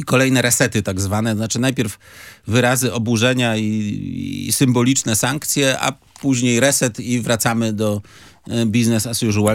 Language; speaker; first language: Polish; native; Polish